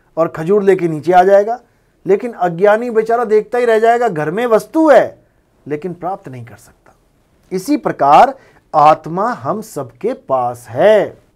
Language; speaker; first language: Hindi; non-native, local second language; Punjabi